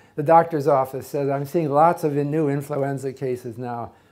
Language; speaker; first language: English; native; English